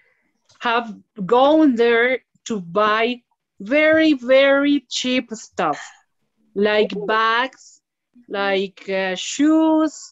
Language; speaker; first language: English; non-native, learner; Spanish